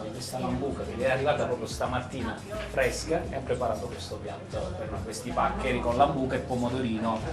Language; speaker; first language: Italian; native; Italian